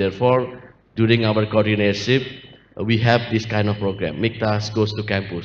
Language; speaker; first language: English; non-native, fluent; Indonesian